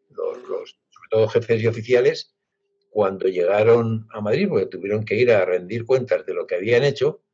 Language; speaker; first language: Spanish; native; Spanish